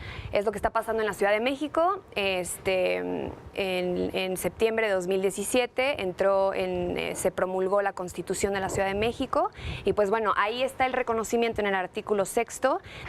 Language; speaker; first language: Spanish; native; Spanish